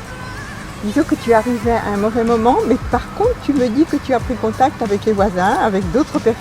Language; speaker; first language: French; native; French